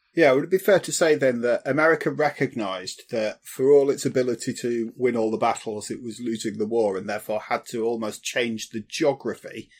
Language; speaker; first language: English; native; English